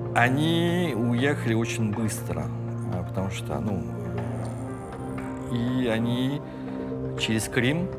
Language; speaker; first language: Russian; early bilingual, heritage; French